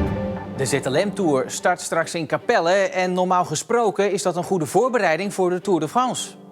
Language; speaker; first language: Dutch; native; Dutch